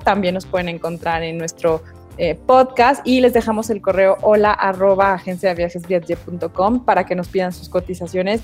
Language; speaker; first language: Spanish; native; Spanish